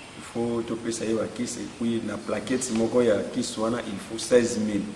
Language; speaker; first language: Lingala; non-native, local second language; Kongo